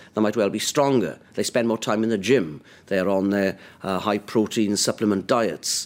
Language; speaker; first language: English; native; English